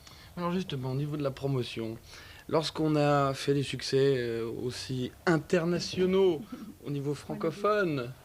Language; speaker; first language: French; native; French